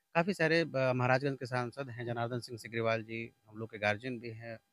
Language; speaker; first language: Hindi; native; Hindi